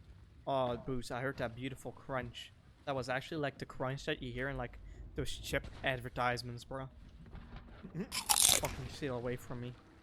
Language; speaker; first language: English; non-native, fluent; Dutch